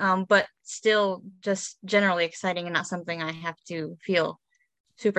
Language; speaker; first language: English; native; English